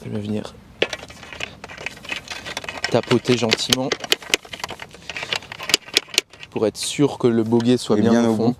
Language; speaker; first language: French; native; French